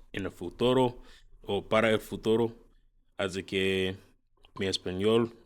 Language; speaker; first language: Spanish; non-native, learner; English